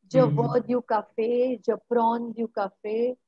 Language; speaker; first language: French; non-native, fluent; Marathi